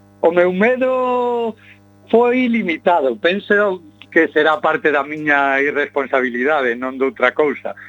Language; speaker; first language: Galician; non-native, local second language; Spanish